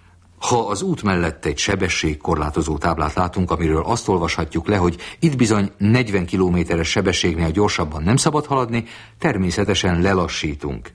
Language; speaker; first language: Hungarian; native; Hungarian